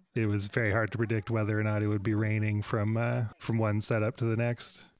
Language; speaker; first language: English; native; English